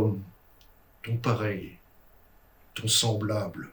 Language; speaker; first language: French; native; French